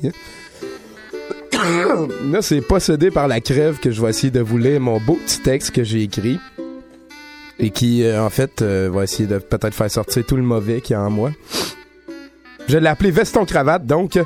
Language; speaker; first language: French; native; French